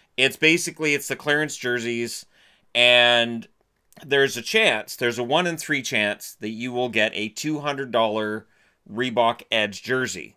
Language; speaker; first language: English; native; English